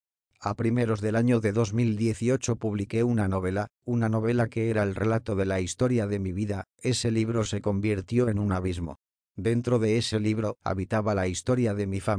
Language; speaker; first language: Spanish; native; Spanish